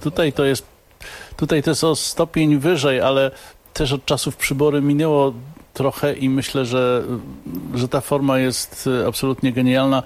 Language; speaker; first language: Polish; native; Polish